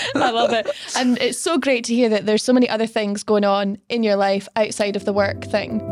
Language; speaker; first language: English; native; English